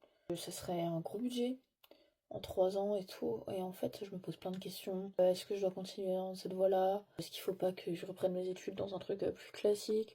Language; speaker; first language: French; native; French